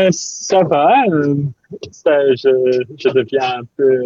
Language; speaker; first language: French; non-native, local second language; Dutch